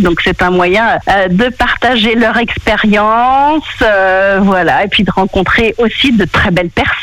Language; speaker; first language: French; native; French